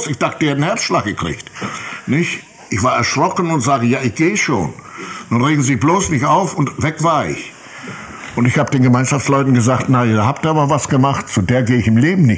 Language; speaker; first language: German; native; German